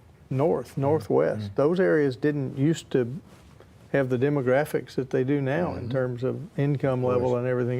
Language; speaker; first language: English; native; English